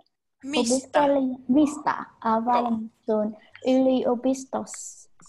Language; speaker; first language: Finnish; non-native, learner; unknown